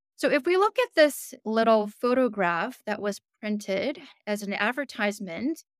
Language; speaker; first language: English; early bilingual, other home language; Korean